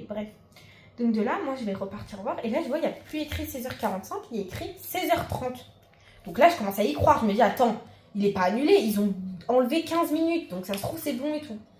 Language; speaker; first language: French; native; French